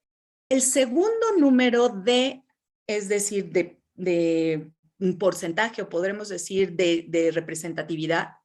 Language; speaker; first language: Spanish; native; Spanish